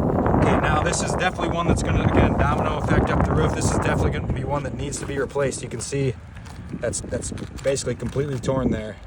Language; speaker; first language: English; native; English